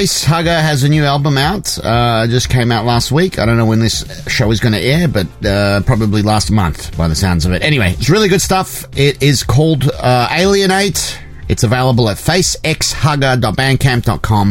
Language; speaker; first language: English; native; English